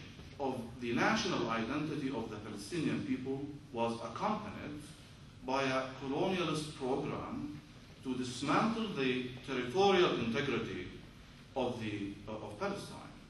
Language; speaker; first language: English; non-native, fluent; Arabic